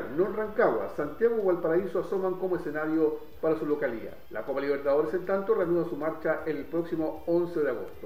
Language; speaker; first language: Spanish; native; Spanish